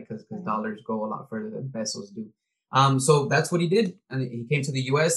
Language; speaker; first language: English; early bilingual, other home language; Spanish